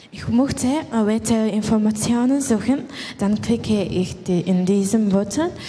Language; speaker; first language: German; non-native, learner; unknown